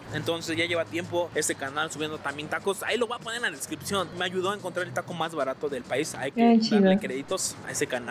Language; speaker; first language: Spanish; native; Spanish